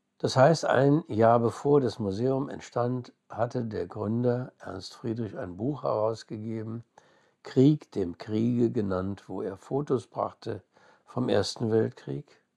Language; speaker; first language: German; early bilingual, other home language; English